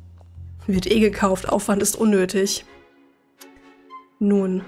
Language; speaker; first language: German; native; German